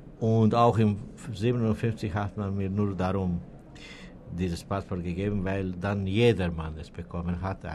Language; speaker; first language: German; non-native, fluent; Serbian